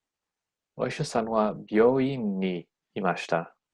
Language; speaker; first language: Japanese; non-native, learner; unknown